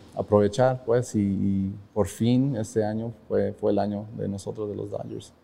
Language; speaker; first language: Spanish; early bilingual, heritage; Spanish